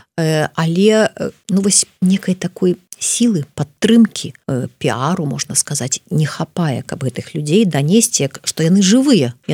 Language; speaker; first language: Belarusian; non-native, local second language; Russian